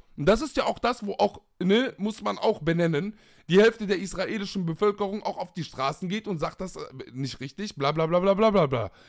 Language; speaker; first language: German; early bilingual, other home language; Arabic